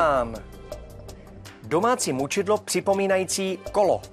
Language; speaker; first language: Czech; native; Czech